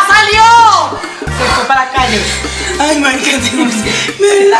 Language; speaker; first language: Spanish; native; Spanish